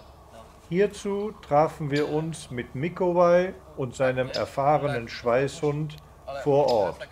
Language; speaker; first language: German; native; German